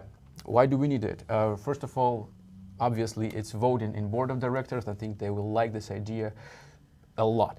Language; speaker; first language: English; non-native, fluent; Russian